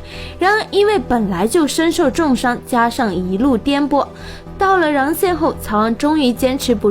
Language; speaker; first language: Chinese; native; Chinese